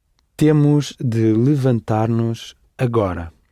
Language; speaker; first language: Portuguese; non-native, learner; English